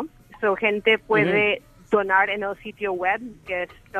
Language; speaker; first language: Spanish; early bilingual, heritage; English